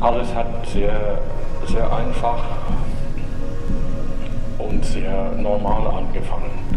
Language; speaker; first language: German; non-native, fluent; English